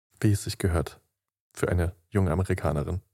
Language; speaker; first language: German; native; German